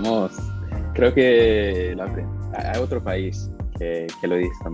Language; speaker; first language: Spanish; non-native, fluent; English